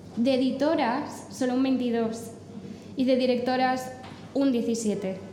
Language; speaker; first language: Spanish; non-native, fluent; English